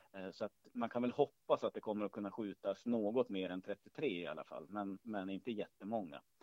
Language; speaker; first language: Swedish; native; Swedish